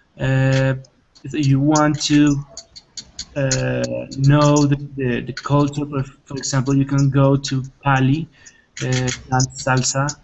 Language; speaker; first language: English; non-native, learner; Spanish